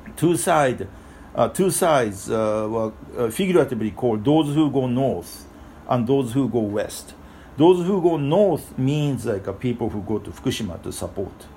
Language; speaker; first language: English; non-native, fluent; Japanese